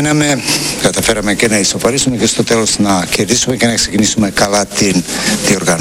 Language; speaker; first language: Greek; non-native, fluent; Serbian